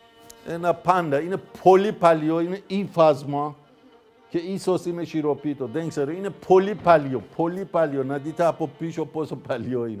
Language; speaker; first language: Greek; non-native, fluent; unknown